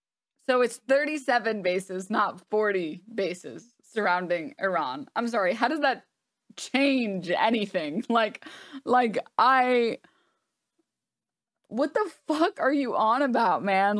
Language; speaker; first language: English; native; English